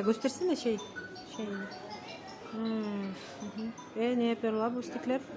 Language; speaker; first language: Turkish; non-native, fluent; Kyrgyz